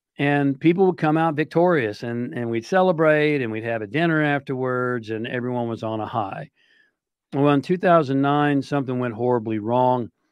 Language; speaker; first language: English; native; English